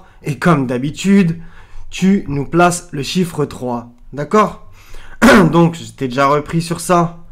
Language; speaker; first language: French; native; French